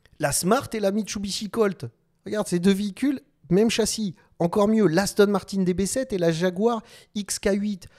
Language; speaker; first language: French; non-native, local second language; Arabic